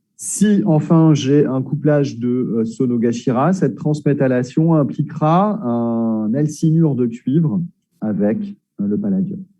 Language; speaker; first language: French; native; French